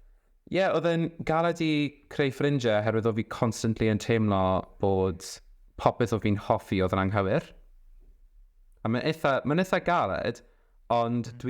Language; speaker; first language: Welsh; non-native, local second language; English